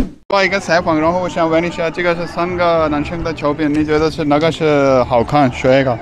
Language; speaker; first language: Chinese; non-native, learner; Urdu